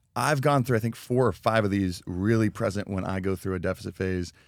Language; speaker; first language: English; native; English